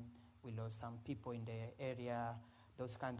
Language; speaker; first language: English; non-native, fluent; Swahili